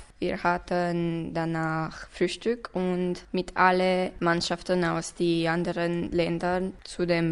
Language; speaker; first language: German; non-native, local second language; Romanian